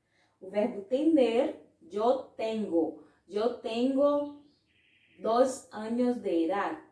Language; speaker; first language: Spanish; non-native, fluent; Portuguese